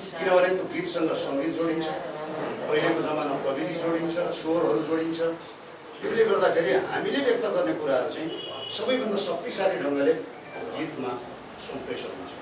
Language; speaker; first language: Nepali; non-native, local second language; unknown